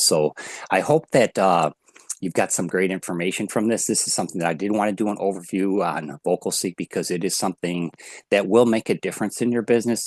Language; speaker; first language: English; native; English